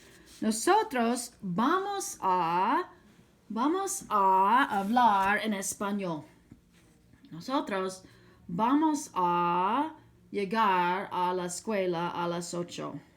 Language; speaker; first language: Spanish; non-native, fluent; English